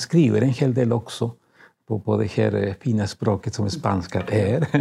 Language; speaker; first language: Swedish; non-native, fluent; Spanish